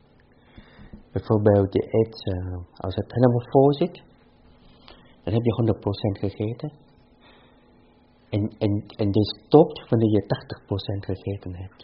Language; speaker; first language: Dutch; non-native, fluent; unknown